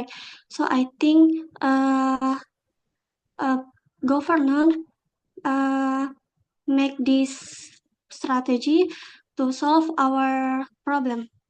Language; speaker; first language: English; non-native, local second language; Indonesian